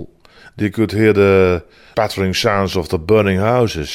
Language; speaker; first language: English; non-native, fluent; Dutch